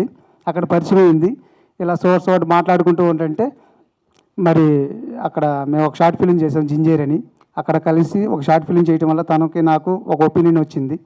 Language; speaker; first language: Telugu; native; Telugu